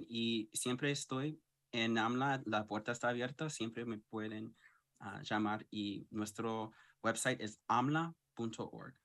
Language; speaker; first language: Spanish; early bilingual, heritage; English